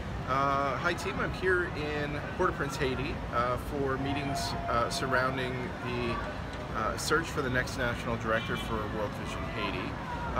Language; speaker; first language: English; native; English